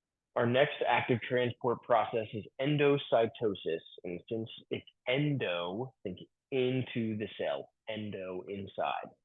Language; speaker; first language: English; native; English